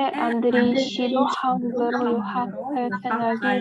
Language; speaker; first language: Korean; non-native, learner; Russian